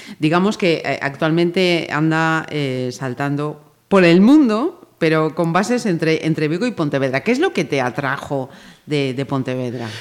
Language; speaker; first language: Spanish; native; Spanish